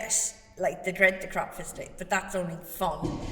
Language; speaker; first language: English; native; English